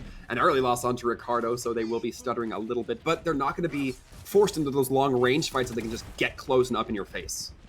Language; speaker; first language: English; native; English